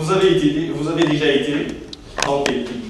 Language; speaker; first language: French; non-native, fluent; Russian